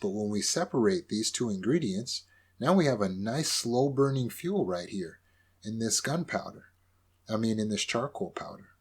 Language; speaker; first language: English; native; English